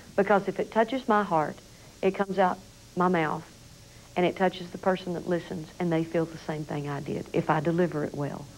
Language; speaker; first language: English; native; English